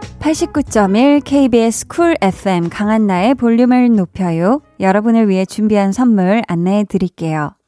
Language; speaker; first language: Korean; native; Korean